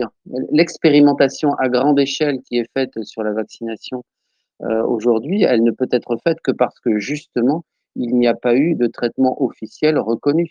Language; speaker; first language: French; native; French